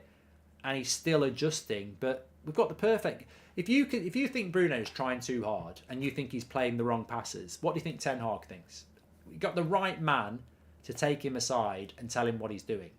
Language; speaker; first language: English; native; English